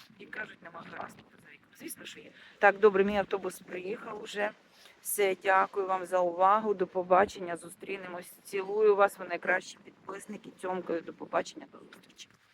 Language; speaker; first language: Ukrainian; non-native, local second language; Russian